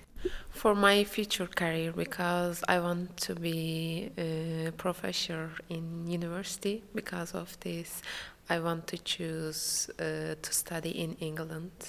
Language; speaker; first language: English; non-native, learner; Turkish